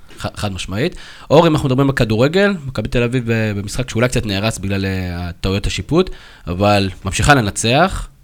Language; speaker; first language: Hebrew; native; Hebrew